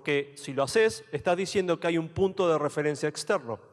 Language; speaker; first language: Spanish; native; Spanish